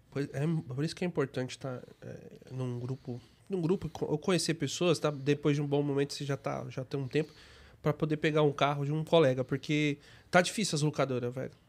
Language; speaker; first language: Portuguese; native; Portuguese